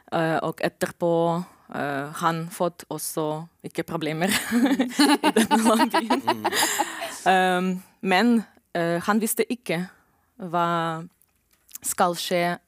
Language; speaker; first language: Norwegian; non-native, learner; Romanian